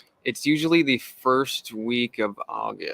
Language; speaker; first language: English; native; English